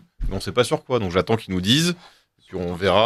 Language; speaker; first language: French; native; French